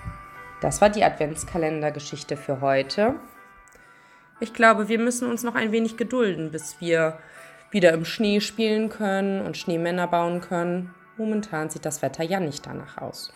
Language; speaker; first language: German; native; German